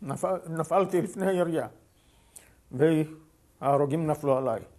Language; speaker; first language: Hebrew; non-native, fluent; Yiddish